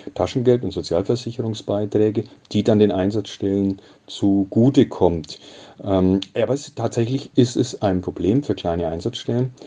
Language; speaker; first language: German; native; German